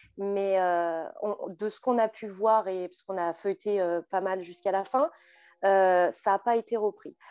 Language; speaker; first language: French; native; French